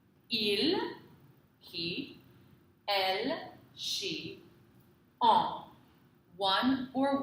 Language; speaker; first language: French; non-native, fluent; English